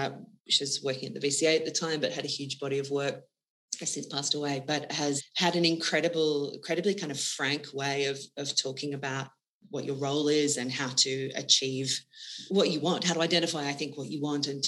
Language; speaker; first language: English; native; English